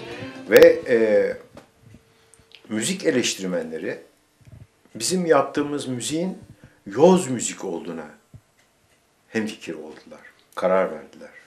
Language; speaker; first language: Turkish; native; Turkish